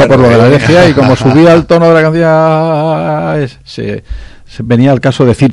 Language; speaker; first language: Spanish; native; Spanish